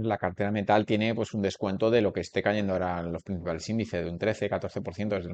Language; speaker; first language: Spanish; native; Spanish